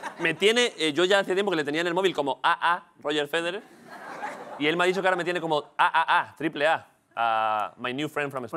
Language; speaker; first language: Spanish; native; Spanish